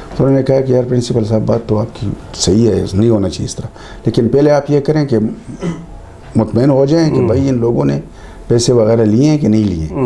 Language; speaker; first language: Urdu; non-native, local second language; Northern Hindko